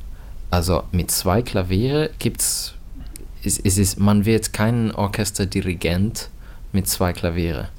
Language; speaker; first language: German; non-native, fluent; Finnish